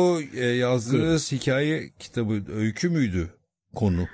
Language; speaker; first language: Turkish; native; Turkish